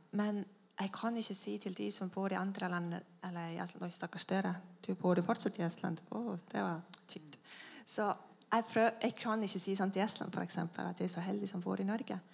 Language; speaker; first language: Norwegian; non-native, fluent; Estonian